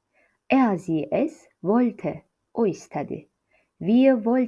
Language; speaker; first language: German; non-native, fluent; Azerbaijani